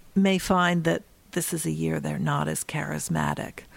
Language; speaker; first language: English; native; English